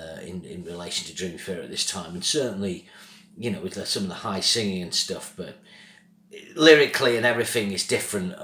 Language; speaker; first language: English; native; English